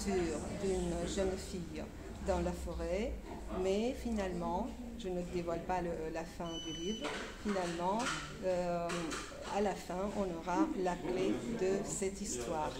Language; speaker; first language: French; non-native, fluent; Romanian